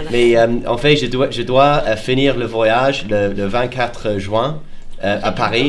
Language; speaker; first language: French; non-native, fluent; English